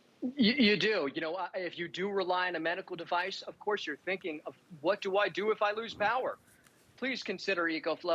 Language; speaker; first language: English; native; English